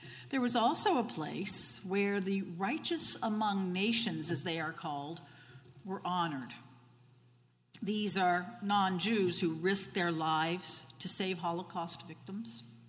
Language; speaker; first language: English; native; English